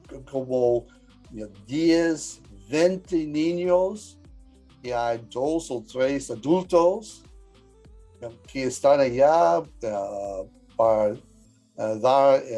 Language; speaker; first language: Spanish; early bilingual, heritage; English